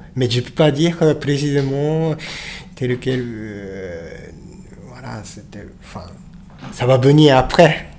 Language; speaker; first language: French; non-native, fluent; Japanese